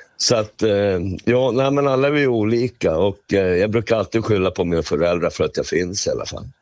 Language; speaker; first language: Swedish; native; Swedish